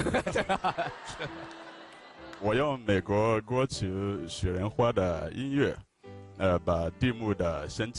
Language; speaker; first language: Chinese; non-native, fluent; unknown